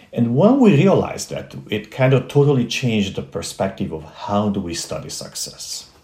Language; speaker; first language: English; non-native, fluent; Romanian